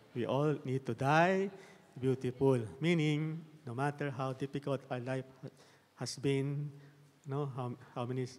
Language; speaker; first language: English; non-native, local second language; Filipino